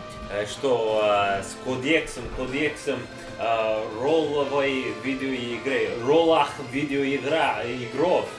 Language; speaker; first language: Russian; non-native, learner; English